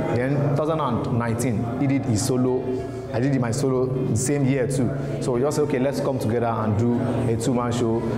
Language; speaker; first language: English; non-native, local second language; Yoruba